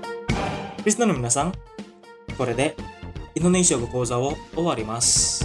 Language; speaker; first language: Japanese; non-native, fluent; Indonesian